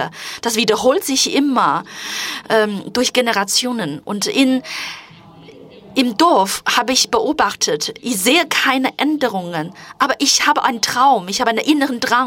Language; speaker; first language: German; non-native, fluent; Chinese